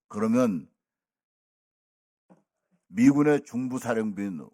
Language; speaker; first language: Korean; native; Korean